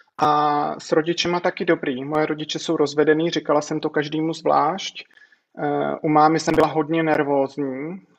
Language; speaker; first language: Czech; native; Czech